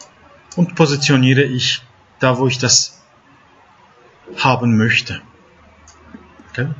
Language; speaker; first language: German; non-native, fluent; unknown